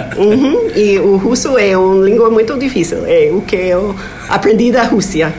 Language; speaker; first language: Portuguese; non-native, fluent; English